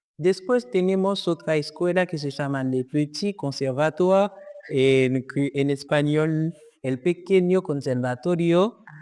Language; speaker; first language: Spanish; non-native, fluent; Haitian Creole